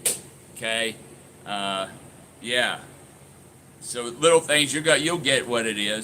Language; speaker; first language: English; native; English